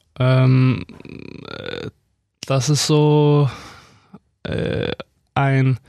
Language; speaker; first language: German; non-native, fluent; Danish